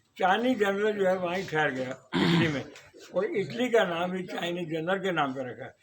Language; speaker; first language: Urdu; non-native, local second language; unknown